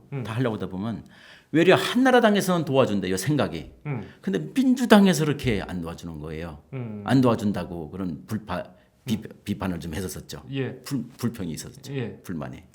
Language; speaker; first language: Korean; native; Korean